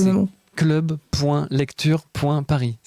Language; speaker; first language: French; native; French